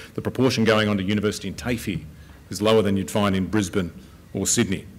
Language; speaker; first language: English; native; English